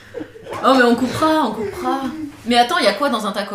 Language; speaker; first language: French; native; French